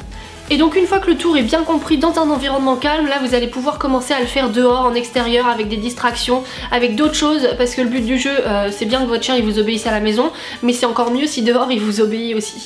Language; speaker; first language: French; native; French